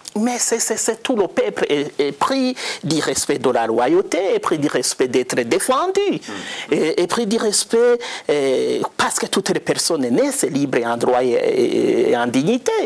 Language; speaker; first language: French; non-native, local second language; Rundi